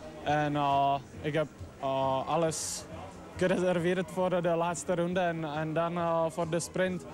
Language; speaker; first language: Dutch; non-native, fluent; Czech